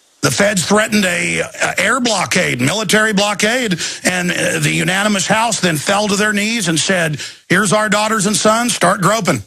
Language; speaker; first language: English; native; English